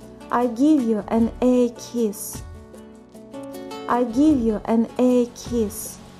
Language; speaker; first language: English; non-native, fluent; Russian